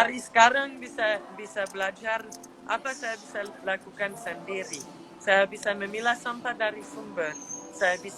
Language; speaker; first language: Indonesian; non-native, fluent; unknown